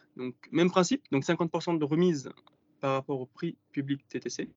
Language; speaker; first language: French; native; French